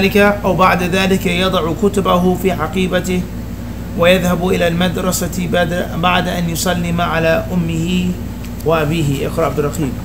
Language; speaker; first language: Arabic; non-native, fluent; English